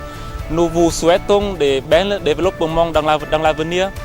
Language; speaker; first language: French; non-native, fluent; Vietnamese